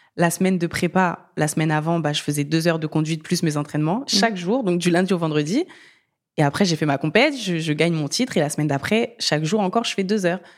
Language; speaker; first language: French; early bilingual, other home language; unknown